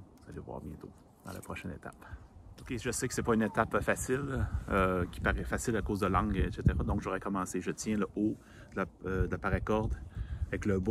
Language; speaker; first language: French; native; French